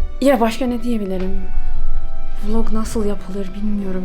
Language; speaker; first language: Turkish; early bilingual, heritage; Turkish